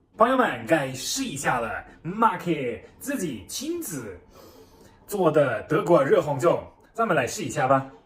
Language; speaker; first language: Chinese; non-native, fluent; German